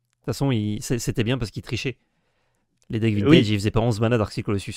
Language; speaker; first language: French; native; French